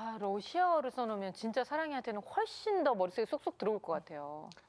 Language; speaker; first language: Korean; native; Korean